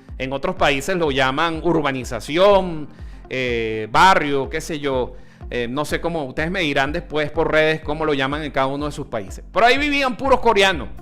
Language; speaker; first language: Spanish; early bilingual, other home language; Italian